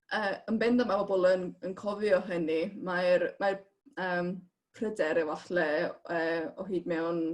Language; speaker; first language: Welsh; non-native, fluent; Estonian